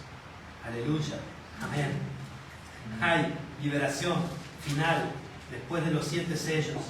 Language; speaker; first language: Spanish; native; Spanish